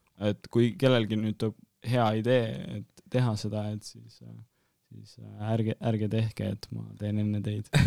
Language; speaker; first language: Estonian; native; Estonian